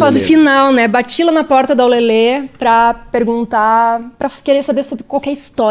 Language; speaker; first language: Portuguese; native; Portuguese